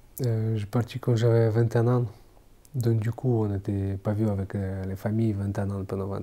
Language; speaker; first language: French; non-native, fluent; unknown